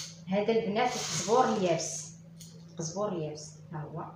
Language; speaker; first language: Arabic; native; Arabic